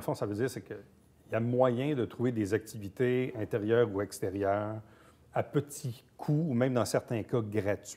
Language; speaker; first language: French; native; French